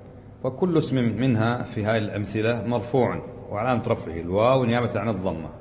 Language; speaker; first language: Arabic; native; Arabic